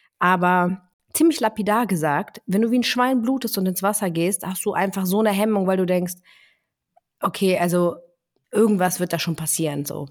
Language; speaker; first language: German; early bilingual, other home language; Greek